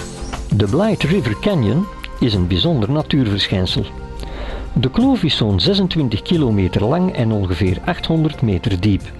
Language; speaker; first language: Dutch; native; Dutch